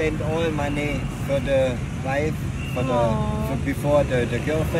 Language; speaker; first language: English; non-native, learner; German